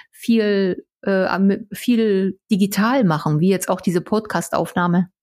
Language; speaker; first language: German; non-native, local second language; Upper Sorbian